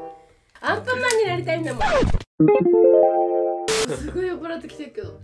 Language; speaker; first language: Japanese; native; Japanese